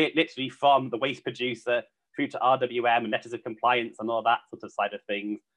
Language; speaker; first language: English; native; English